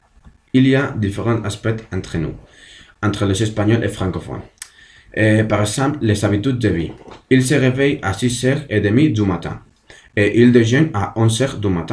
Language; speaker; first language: French; non-native, learner; Spanish